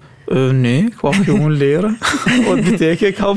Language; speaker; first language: Dutch; non-native, learner; Arabic